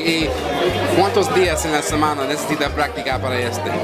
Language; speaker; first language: Spanish; non-native, learner; English